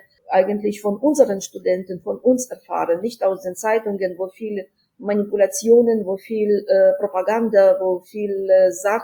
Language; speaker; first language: German; non-native, fluent; Ukrainian